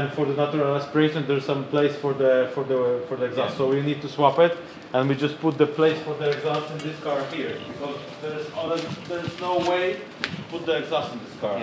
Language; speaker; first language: English; non-native, fluent; Polish